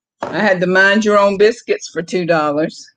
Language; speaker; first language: English; native; English